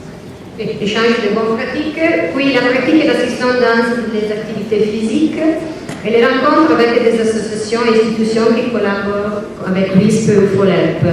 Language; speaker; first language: French; non-native, learner; Italian